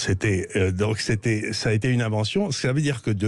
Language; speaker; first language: French; native; French